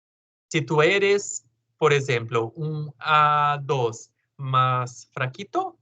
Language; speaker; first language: Spanish; non-native, learner; Portuguese